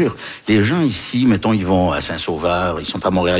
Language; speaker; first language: French; early bilingual, other home language; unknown